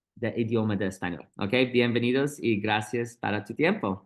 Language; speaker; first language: Spanish; non-native, learner; English